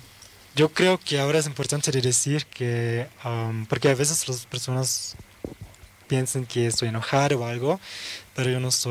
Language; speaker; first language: Spanish; early bilingual, heritage; Dutch